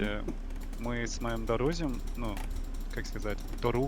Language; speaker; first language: Russian; non-native, learner; English